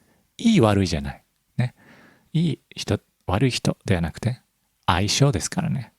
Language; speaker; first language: Japanese; native; Japanese